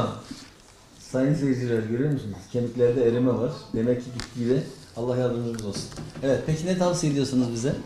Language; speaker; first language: Turkish; native; Turkish